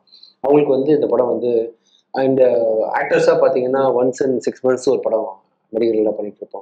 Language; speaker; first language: Tamil; native; Tamil